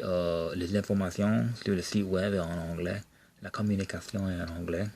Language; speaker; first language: French; non-native, local second language; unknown